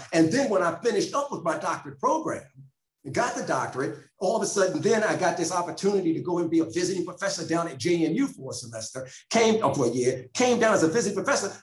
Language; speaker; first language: English; native; English